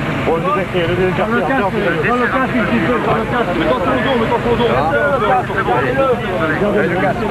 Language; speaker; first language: French; native; French